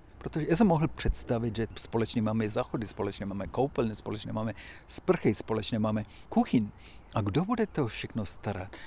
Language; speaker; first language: Czech; non-native, fluent; Hindi